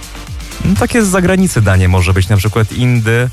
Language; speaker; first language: Polish; native; Polish